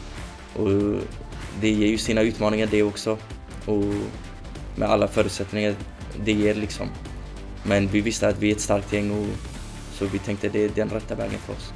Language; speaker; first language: Swedish; early bilingual, other home language; Kurdish